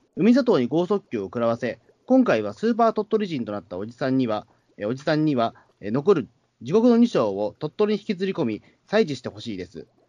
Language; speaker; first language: Japanese; native; Japanese